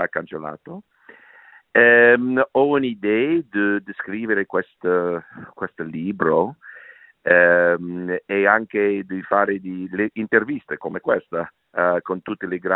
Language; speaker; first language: Italian; non-native, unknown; English